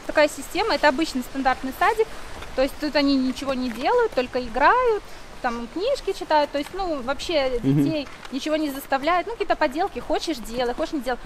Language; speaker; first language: Russian; native; Russian